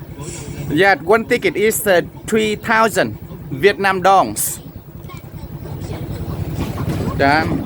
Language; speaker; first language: English; non-native, learner; Vietnamese